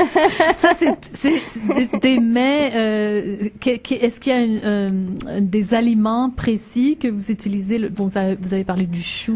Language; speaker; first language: French; native; French